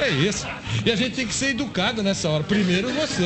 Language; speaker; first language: Portuguese; native; Portuguese